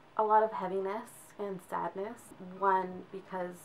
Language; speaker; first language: English; native; English